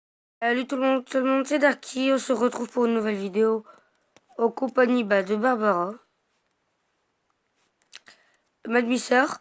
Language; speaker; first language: French; native; French